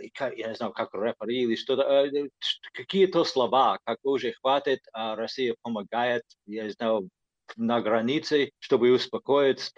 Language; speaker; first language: Russian; non-native, fluent; English